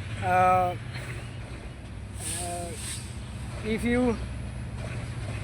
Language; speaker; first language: English; non-native, learner; Bangla